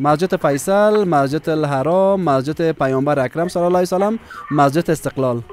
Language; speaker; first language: Persian; native; Persian